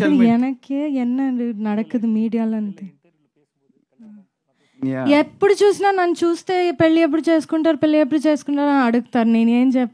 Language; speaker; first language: Telugu; non-native, fluent; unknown